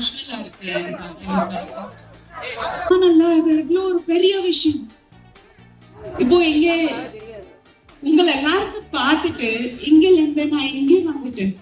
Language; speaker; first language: Tamil; non-native, fluent; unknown